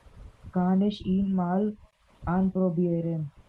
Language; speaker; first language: German; non-native, learner; Hindi